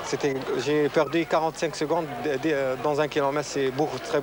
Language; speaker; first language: French; non-native, local second language; Arabic